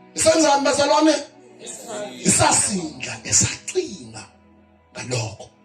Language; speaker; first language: Zulu; non-native, local second language; South Ndebele